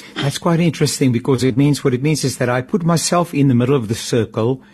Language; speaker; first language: English; non-native, local second language; Afrikaans